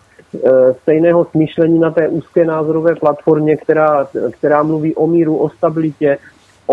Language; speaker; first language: Czech; native; Czech